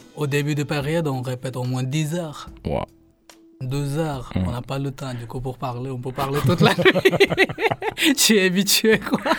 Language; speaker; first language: French; non-native, fluent; Hindi